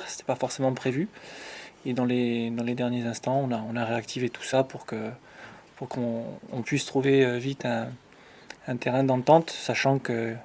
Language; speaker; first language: French; native; French